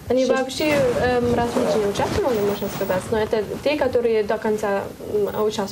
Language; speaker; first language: Russian; non-native, learner; German